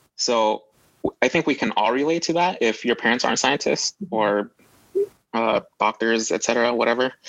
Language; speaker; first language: English; native; English